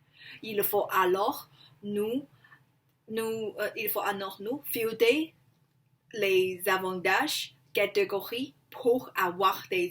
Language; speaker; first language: French; non-native, learner; Chinese